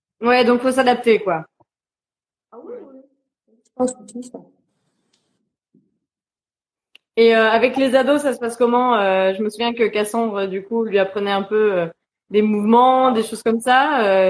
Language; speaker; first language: French; native; French